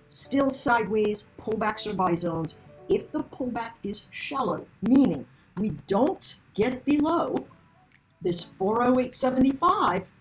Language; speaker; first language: English; native; English